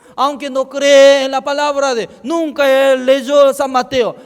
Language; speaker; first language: Spanish; non-native, fluent; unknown